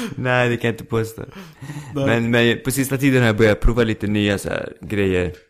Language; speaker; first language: Swedish; native; Swedish